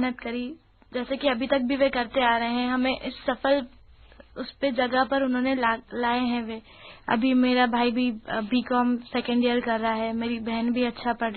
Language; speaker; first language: Hindi; native; Hindi